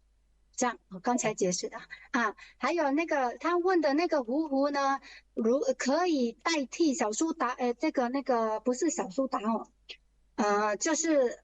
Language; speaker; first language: Chinese; early bilingual, heritage; Chinese